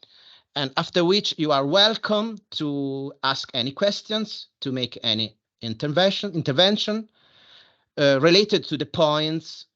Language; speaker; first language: English; non-native, fluent; Italian